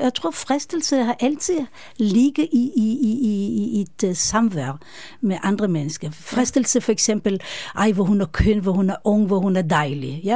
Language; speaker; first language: Danish; non-native, fluent; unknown